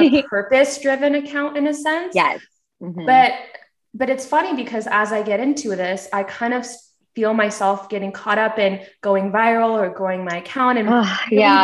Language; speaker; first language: English; early bilingual, other home language; Korean